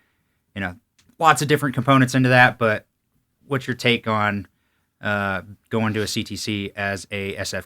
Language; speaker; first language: English; native; English